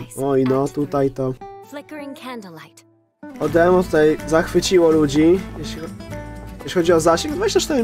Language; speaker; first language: Polish; native; Polish